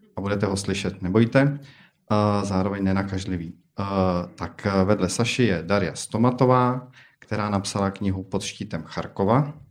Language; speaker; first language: Czech; native; Czech